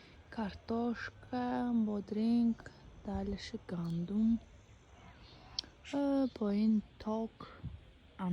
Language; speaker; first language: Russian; non-native, local second language; Tajik